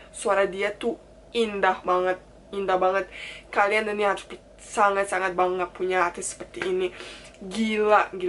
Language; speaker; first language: Indonesian; non-native, fluent; Turkish